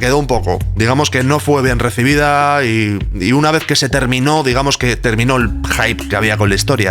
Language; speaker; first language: Spanish; native; Spanish